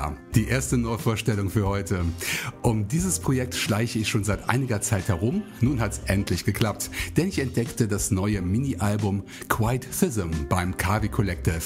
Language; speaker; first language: German; native; German